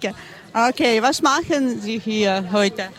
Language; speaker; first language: German; non-native, learner; Ukrainian